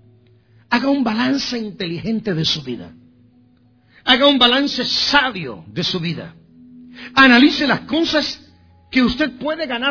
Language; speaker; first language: Spanish; native; Spanish